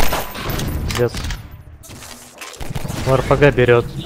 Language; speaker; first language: Russian; native; Russian